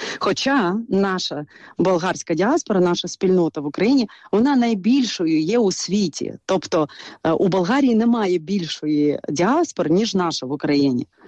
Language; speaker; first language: Ukrainian; non-native, local second language; Bulgarian